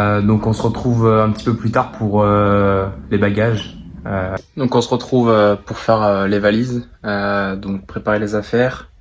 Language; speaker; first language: French; native; French